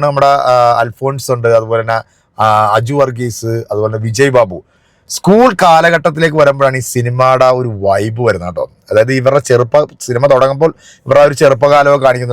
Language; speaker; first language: Malayalam; native; Malayalam